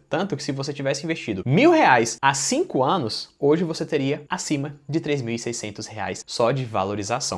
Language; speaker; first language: Portuguese; native; Portuguese